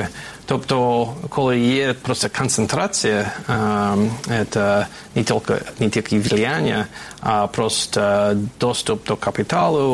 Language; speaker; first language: Ukrainian; non-native, fluent; English